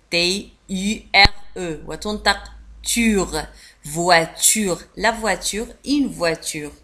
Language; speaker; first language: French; non-native, local second language; Arabic